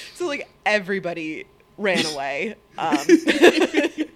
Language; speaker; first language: English; early bilingual, other home language; Italian